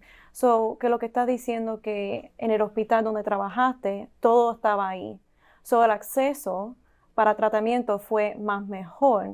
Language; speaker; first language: Spanish; early bilingual, heritage; Spanish